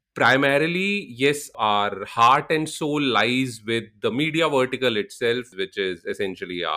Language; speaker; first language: English; non-native, local second language; Hindi